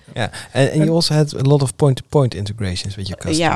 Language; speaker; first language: English; non-native, fluent; Dutch